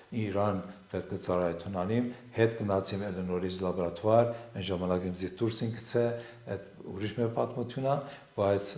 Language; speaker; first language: Armenian; non-native, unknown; Assyrian Neo-Aramaic